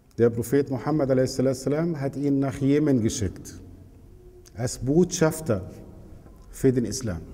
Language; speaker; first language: German; non-native, fluent; Arabic